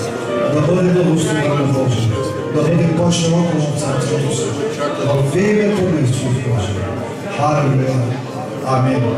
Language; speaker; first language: Bulgarian; non-native, fluent; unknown